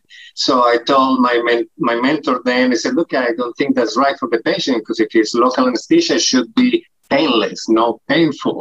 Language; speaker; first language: English; non-native, fluent; Spanish